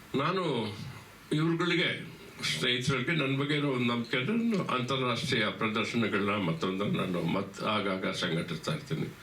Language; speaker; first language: Kannada; native; Kannada